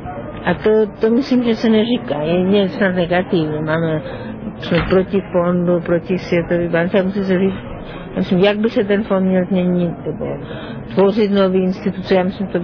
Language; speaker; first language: Czech; non-native, fluent; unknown